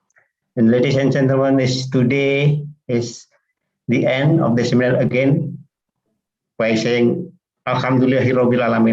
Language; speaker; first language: English; non-native, fluent; Indonesian